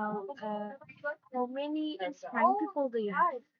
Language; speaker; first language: English; non-native, learner; Indonesian